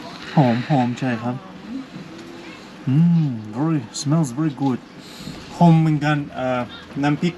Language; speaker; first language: Thai; non-native, learner; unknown